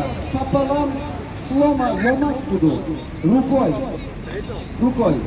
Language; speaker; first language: Russian; non-native, learner; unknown